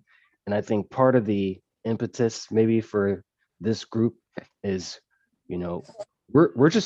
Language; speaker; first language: English; native; English